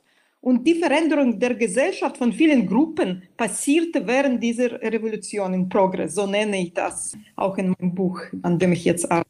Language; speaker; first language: German; non-native, fluent; Russian